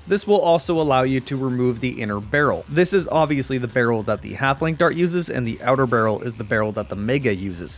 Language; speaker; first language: English; native; English